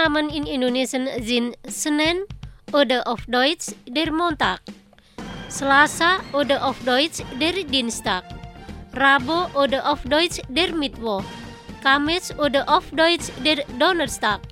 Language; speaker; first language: German; non-native, learner; Indonesian